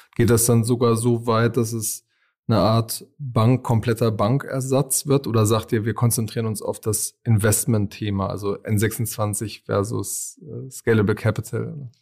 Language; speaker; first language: German; native; German